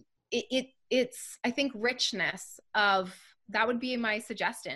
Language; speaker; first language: English; native; English